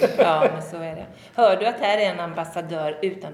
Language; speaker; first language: Swedish; native; Swedish